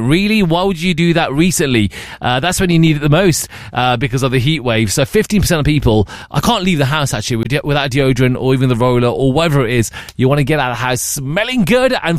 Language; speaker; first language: English; native; English